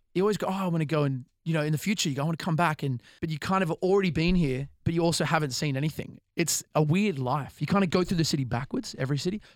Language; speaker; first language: English; native; English